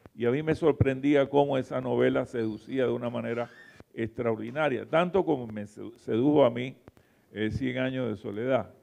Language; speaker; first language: Spanish; native; Spanish